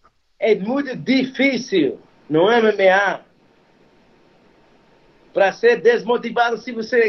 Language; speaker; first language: Portuguese; non-native, fluent; English